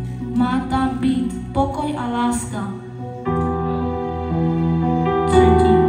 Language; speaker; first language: Czech; non-native, local second language; Slovak